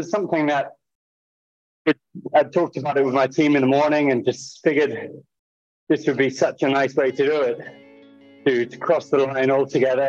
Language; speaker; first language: English; native; English